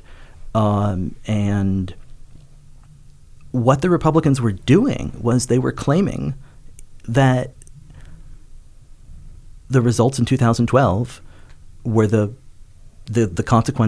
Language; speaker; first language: English; native; English